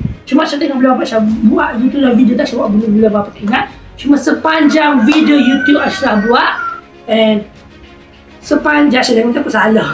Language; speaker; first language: Malay; native; Malay